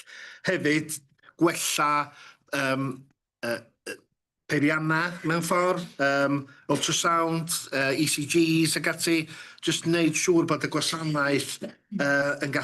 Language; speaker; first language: Welsh; native; Welsh